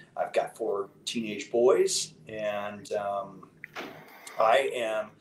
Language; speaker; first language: English; native; English